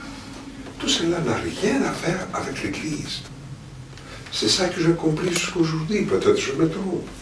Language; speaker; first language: French; non-native, fluent; Greek